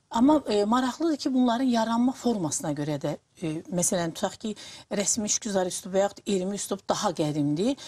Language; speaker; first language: Azerbaijani; native; Azerbaijani